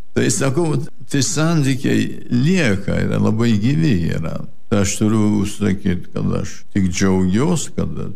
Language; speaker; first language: Lithuanian; early bilingual, heritage; Lithuanian